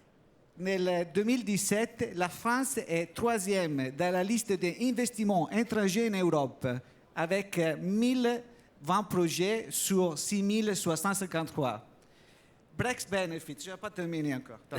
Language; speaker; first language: French; non-native, learner; Italian